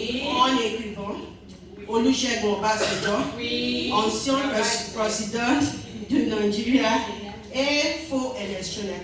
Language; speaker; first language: French; non-native, learner; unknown